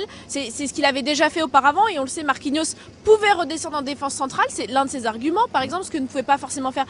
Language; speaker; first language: French; native; French